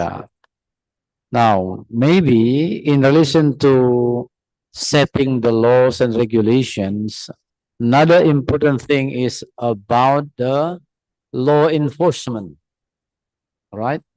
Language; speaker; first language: English; non-native, fluent; Indonesian